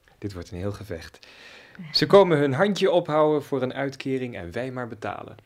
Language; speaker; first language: Dutch; native; Dutch